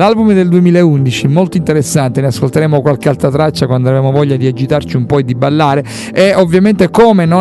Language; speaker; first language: Italian; native; Italian